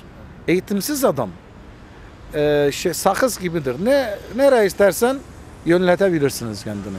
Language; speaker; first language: Turkish; non-native, fluent; Armenian